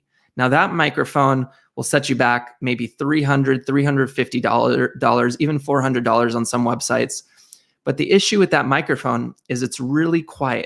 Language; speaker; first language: English; native; English